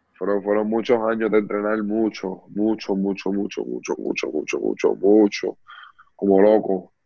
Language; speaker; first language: Spanish; early bilingual, heritage; Spanish